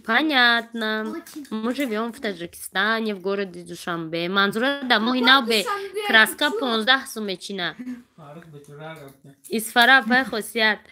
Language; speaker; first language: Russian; non-native, learner; Tajik